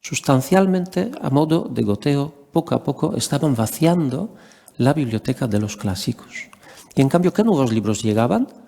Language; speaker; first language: Spanish; non-native, fluent; Polish